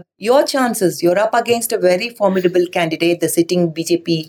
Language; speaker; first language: English; non-native, local second language; Kannada